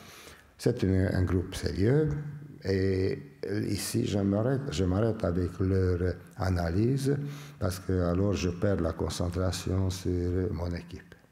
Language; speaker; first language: French; non-native, fluent; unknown